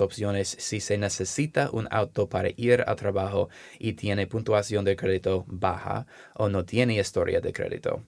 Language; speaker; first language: Spanish; non-native, learner; English